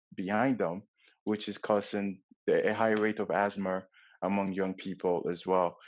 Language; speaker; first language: English; non-native, local second language; Yoruba